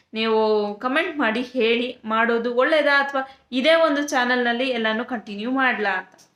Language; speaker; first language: Kannada; native; Kannada